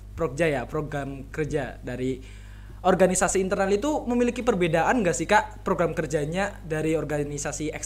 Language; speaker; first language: Indonesian; native; Indonesian